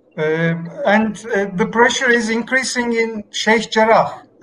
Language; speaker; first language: English; non-native, fluent; Turkish